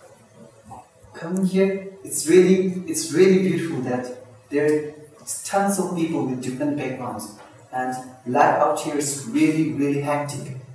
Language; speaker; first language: English; non-native, local second language; Tibetan